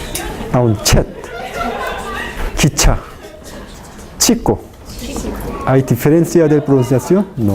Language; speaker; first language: Spanish; non-native, fluent; Korean